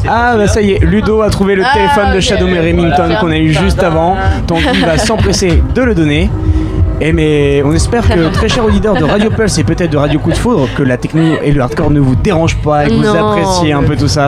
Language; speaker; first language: French; native; French